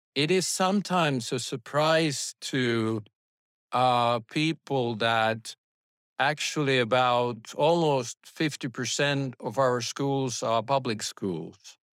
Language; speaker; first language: English; non-native, fluent; Finnish